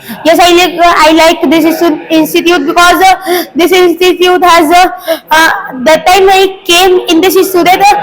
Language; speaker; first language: English; non-native, learner; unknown